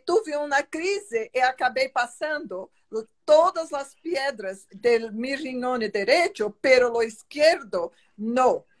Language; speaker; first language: Spanish; non-native, fluent; Portuguese